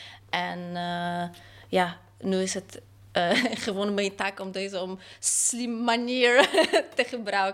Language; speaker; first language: Dutch; non-native, fluent; Polish